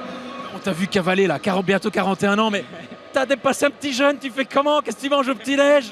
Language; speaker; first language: French; native; French